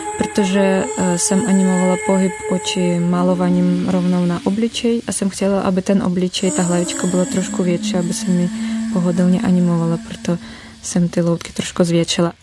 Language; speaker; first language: Czech; non-native, fluent; Russian